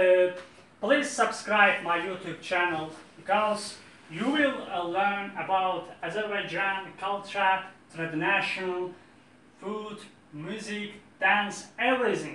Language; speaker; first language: English; non-native, learner; Azerbaijani